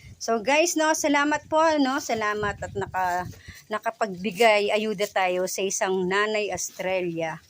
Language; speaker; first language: Filipino; non-native, local second language; Bikol